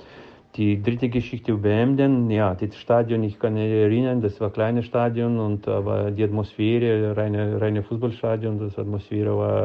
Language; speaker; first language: German; non-native, learner; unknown